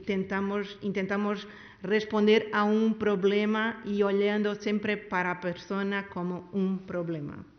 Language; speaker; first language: Spanish; non-native, learner; Portuguese